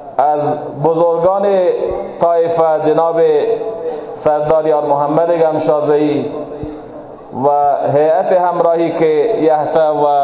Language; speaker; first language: Persian; non-native, local second language; Baluchi